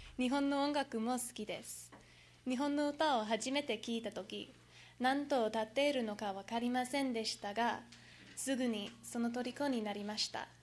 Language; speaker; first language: Japanese; non-native, learner; English